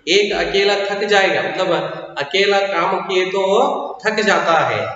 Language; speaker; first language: Hindi; non-native, local second language; Kannada